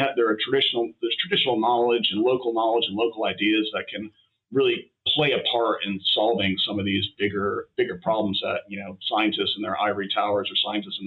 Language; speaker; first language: English; native; English